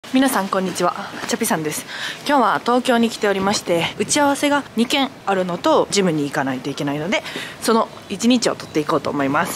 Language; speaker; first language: Japanese; native; Japanese